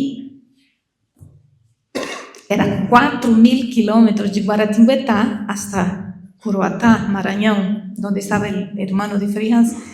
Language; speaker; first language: Spanish; non-native, learner; Portuguese